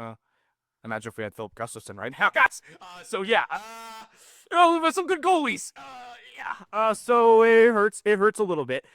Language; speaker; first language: English; native; English